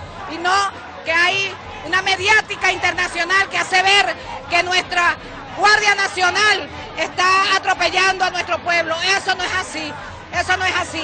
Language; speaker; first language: Spanish; native; Spanish